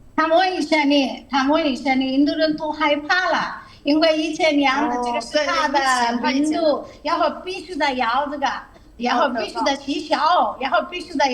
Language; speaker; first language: Chinese; non-native, learner; Telugu